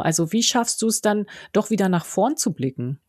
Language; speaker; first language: German; native; German